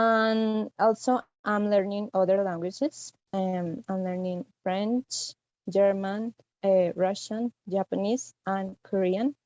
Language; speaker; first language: English; non-native, fluent; Spanish